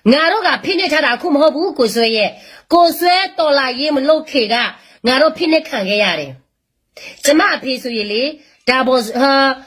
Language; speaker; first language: Burmese; non-native, local second language; S'gaw Karen